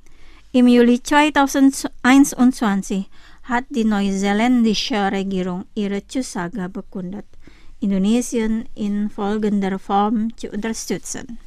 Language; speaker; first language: German; non-native, fluent; Indonesian